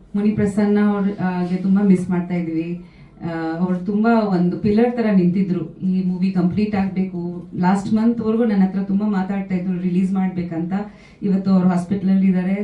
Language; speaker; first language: Kannada; non-native, fluent; Bangla